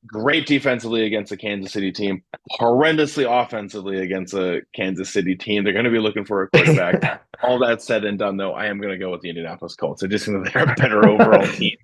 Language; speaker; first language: English; native; English